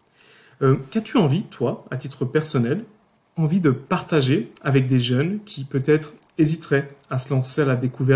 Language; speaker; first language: French; native; French